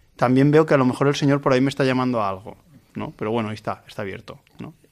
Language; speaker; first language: Spanish; native; Spanish